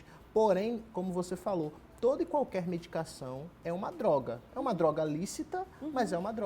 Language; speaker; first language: Portuguese; native; Portuguese